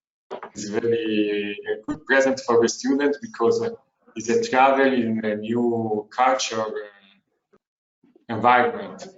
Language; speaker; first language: English; non-native, learner; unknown